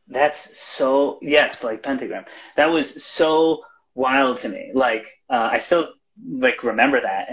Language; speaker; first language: English; native; English